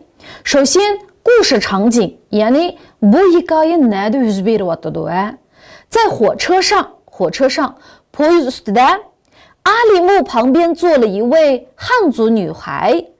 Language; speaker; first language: Chinese; non-native, local second language; Uyghur